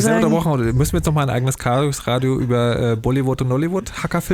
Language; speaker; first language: German; native; German